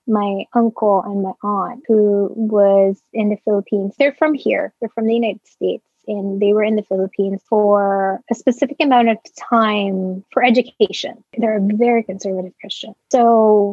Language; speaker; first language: English; non-native, local second language; Filipino